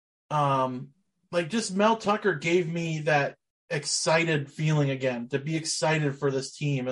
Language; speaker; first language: English; native; English